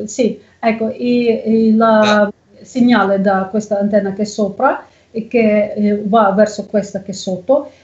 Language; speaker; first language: Italian; non-native, learner; Russian